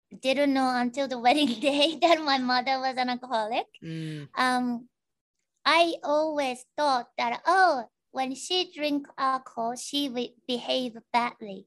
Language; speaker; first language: English; non-native, fluent; Japanese